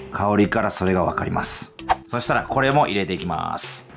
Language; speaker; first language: Japanese; early bilingual, other home language; English